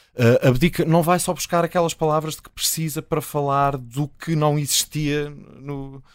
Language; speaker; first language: Portuguese; native; Portuguese